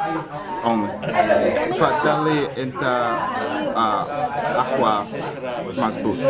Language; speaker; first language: Arabic; non-native, learner; English